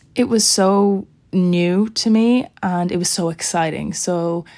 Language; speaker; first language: English; native; English